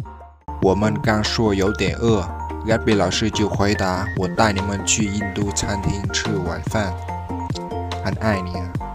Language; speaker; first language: Chinese; non-native, fluent; Vietnamese